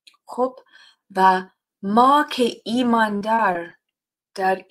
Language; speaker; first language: Persian; non-native, fluent; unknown